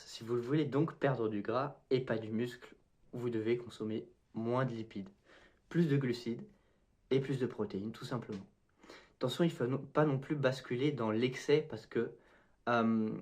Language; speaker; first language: French; native; French